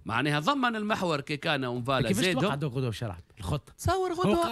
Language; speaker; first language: Arabic; native; Arabic